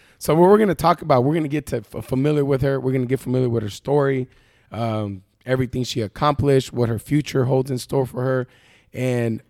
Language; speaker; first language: English; native; English